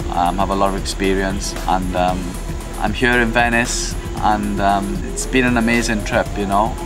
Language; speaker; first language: English; native; English